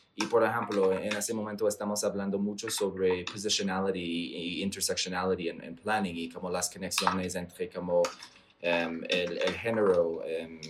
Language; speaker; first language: Spanish; non-native, fluent; English